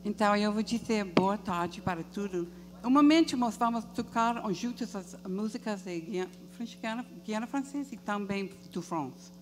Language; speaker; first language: Portuguese; non-native, learner; English